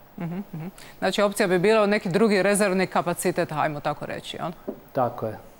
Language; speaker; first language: Croatian; native; Croatian